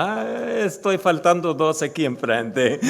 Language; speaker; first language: Spanish; non-native, fluent; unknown